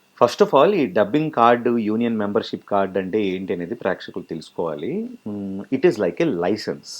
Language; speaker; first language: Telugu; native; Telugu